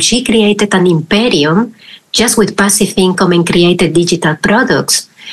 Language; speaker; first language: English; non-native, fluent; Spanish